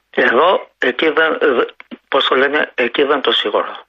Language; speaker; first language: Greek; native; Greek